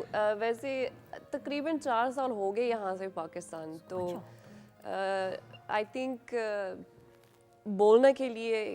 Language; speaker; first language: Hindi; non-native, learner; English